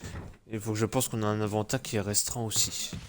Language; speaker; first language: French; native; French